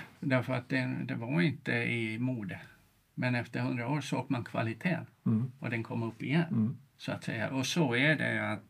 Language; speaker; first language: Swedish; non-native, local second language; Finnish